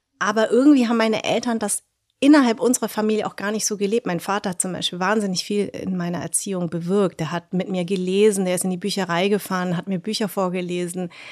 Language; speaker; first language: German; early bilingual, other home language; Vietnamese